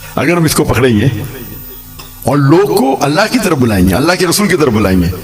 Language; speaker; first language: Urdu; non-native, local second language; English